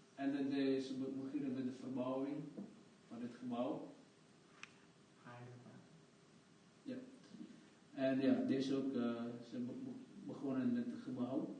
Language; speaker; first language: Dutch; non-native, fluent; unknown